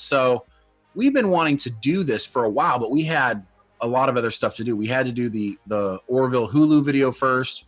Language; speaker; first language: English; native; English